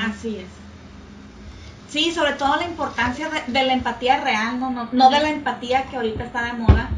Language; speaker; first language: Spanish; native; Spanish